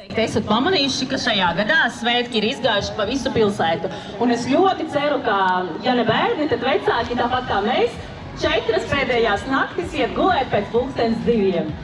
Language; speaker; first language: Latvian; native; Latvian